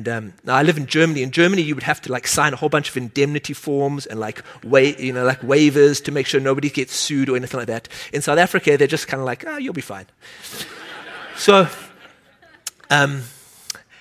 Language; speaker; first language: English; native; English